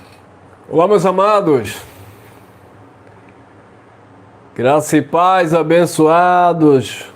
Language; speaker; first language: Portuguese; native; Portuguese